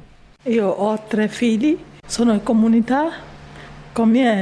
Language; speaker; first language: Italian; non-native, learner; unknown